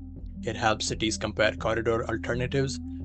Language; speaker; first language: English; non-native, fluent; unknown